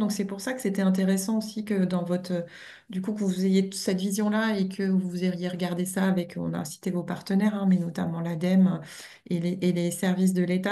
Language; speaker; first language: French; native; French